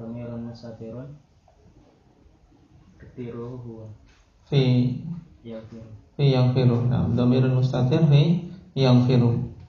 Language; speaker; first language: Arabic; non-native, fluent; Indonesian